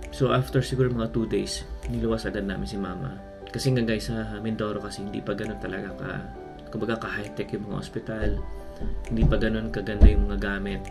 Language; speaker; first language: Filipino; native; Filipino